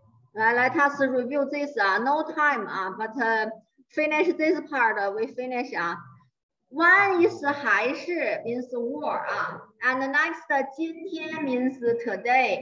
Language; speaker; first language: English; non-native, fluent; Chinese